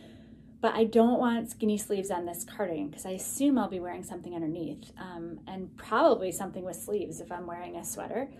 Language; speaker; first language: English; native; English